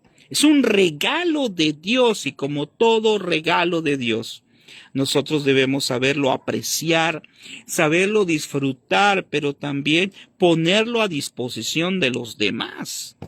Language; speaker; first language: Spanish; native; Spanish